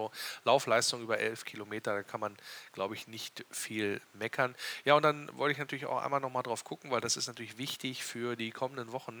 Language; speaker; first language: German; native; German